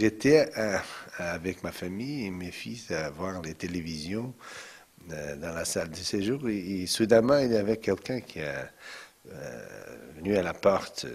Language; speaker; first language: French; non-native, fluent; Portuguese